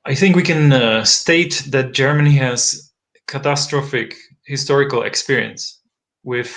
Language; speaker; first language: English; non-native, fluent; Czech